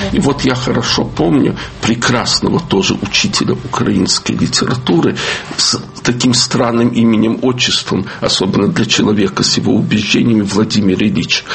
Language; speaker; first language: Russian; native; Russian